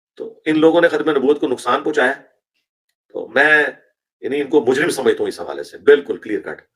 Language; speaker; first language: Urdu; non-native, local second language; Punjabi